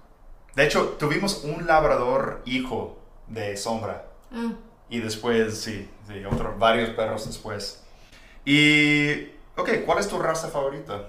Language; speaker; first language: Spanish; non-native, fluent; English